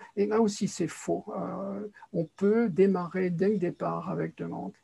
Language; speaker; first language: French; native; French